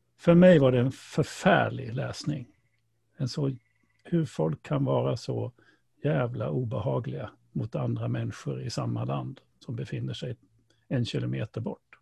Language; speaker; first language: Swedish; native; Swedish